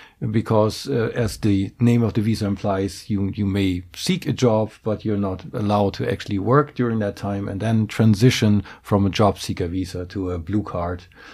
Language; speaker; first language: English; non-native, fluent; German